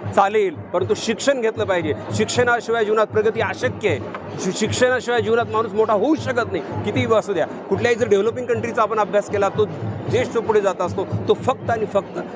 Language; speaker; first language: Marathi; native; Marathi